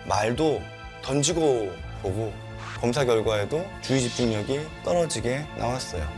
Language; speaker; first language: Korean; native; Korean